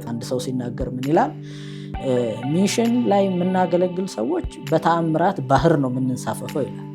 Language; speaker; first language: Amharic; native; Amharic